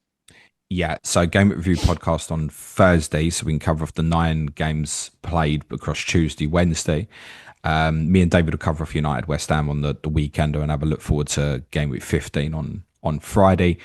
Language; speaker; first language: English; native; English